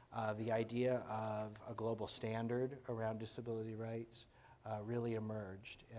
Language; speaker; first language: English; native; English